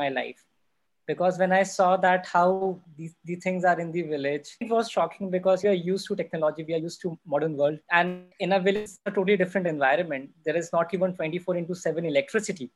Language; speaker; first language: English; non-native, local second language; Hindi